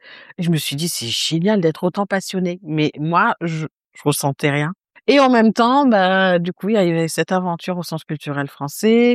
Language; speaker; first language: French; non-native, local second language; Arabic